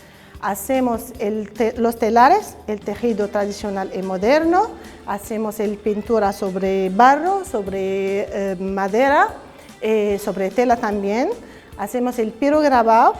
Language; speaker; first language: Spanish; non-native, learner; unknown